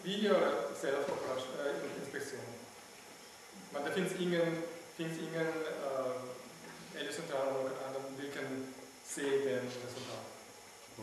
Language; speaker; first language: Swedish; non-native, learner; German